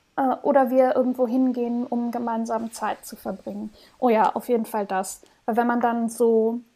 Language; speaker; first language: German; early bilingual, heritage; German